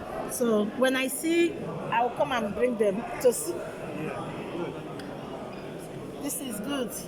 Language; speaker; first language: English; non-native, learner; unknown